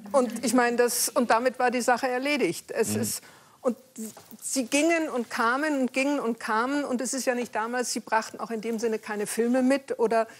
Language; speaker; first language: German; early bilingual, heritage; Italian